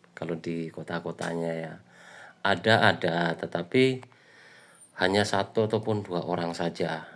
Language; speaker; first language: Indonesian; native; Indonesian